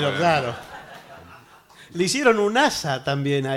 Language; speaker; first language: Spanish; native; Spanish